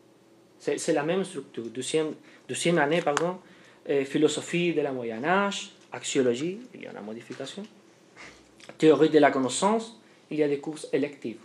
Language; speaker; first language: French; non-native, fluent; Spanish